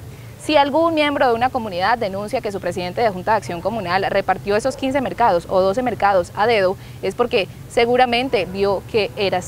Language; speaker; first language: Spanish; native; Spanish